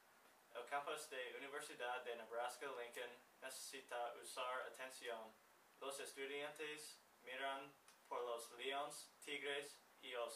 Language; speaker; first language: Spanish; non-native, learner; English